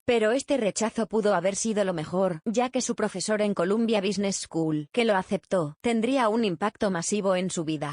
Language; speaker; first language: Spanish; native; Spanish